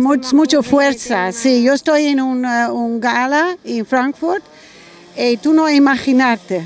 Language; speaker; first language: Spanish; non-native, learner; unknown